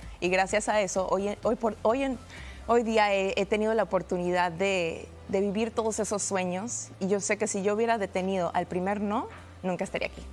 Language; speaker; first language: Spanish; early bilingual, heritage; Spanish